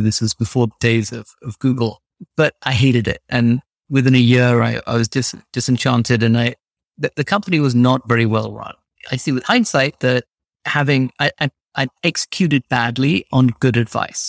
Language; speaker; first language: English; native; English